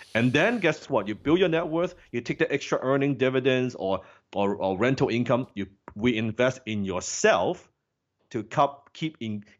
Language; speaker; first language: English; non-native, local second language; Cantonese